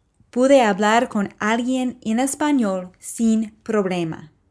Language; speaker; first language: Spanish; non-native, fluent; English